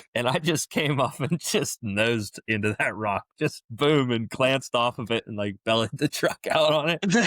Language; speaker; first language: English; native; English